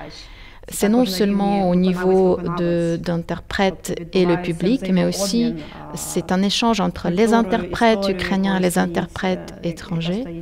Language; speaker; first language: French; non-native, fluent; Ukrainian